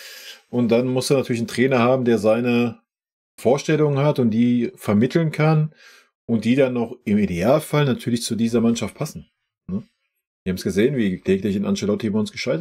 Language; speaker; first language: German; native; German